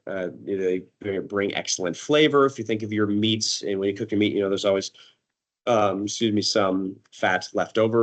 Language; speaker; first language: English; native; English